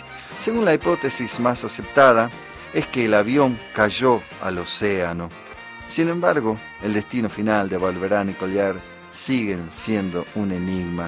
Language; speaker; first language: Spanish; native; Spanish